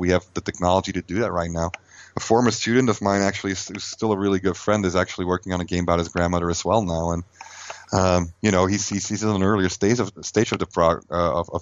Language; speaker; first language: English; non-native, fluent; Dutch